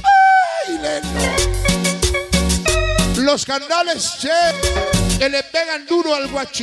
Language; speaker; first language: Spanish; native; Spanish